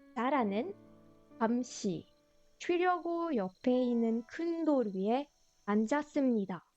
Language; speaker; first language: Korean; non-native, fluent; French